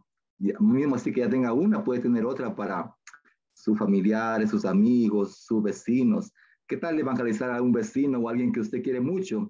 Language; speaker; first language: Spanish; native; Spanish